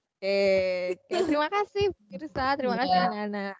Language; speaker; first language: Indonesian; native; Indonesian